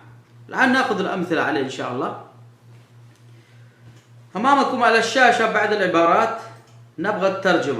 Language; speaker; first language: Arabic; non-native, fluent; Urdu